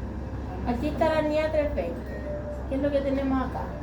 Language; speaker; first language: Spanish; native; Spanish